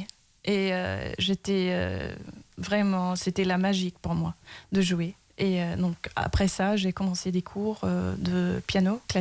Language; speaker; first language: French; early bilingual, heritage; Danish